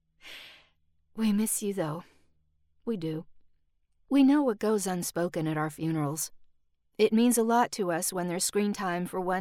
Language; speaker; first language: English; early bilingual, other home language; Spanish